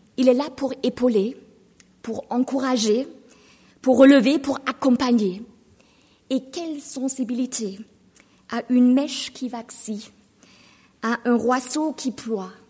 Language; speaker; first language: French; non-native, fluent; German